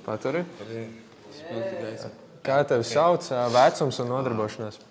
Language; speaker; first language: Latvian; native; Latvian